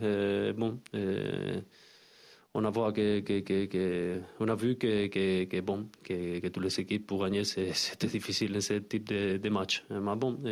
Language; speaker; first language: French; non-native, learner; Spanish